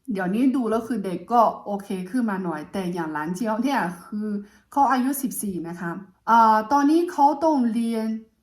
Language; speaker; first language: Thai; non-native, fluent; Chinese